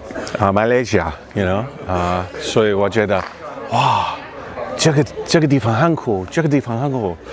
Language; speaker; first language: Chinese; non-native, learner; English